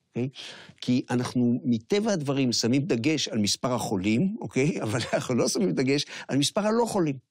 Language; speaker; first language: Hebrew; native; Hebrew